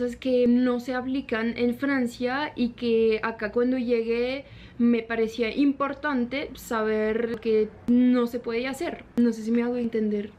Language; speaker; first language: Spanish; non-native, fluent; French